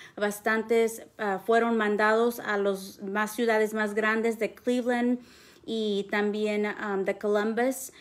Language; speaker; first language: Spanish; early bilingual, heritage; Spanish